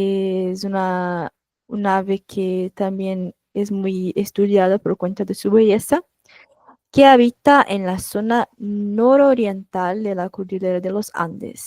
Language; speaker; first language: Spanish; non-native, fluent; Portuguese